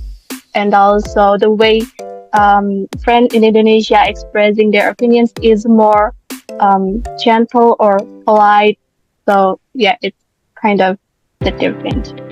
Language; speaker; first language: English; non-native, learner; Indonesian